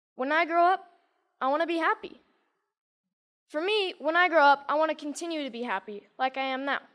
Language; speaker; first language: English; native; English